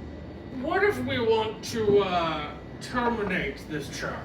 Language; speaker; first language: English; native; English